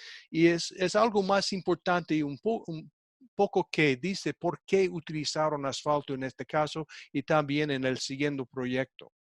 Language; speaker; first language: Spanish; non-native, fluent; English